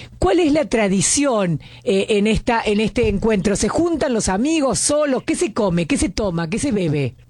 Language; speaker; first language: Spanish; native; Spanish